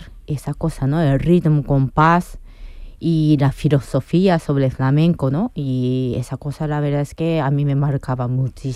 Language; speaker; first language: Spanish; non-native, fluent; Japanese